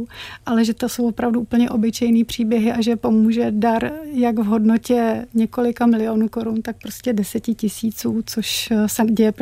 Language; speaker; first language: Czech; native; Czech